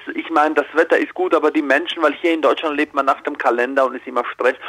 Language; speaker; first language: German; early bilingual, heritage; Croatian